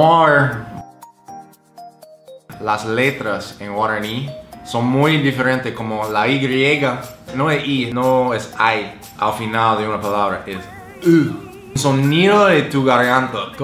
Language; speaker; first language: Spanish; non-native, fluent; English